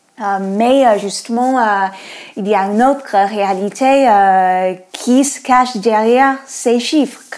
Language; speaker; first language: French; non-native, fluent; English